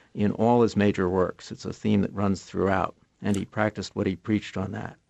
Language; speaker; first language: English; native; English